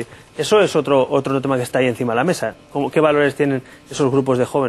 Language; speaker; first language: Spanish; native; Spanish